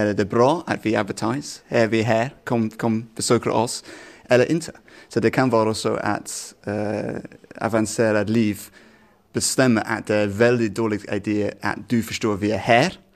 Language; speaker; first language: Swedish; non-native, fluent; English